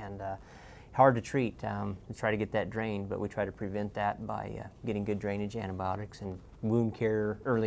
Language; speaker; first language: English; native; English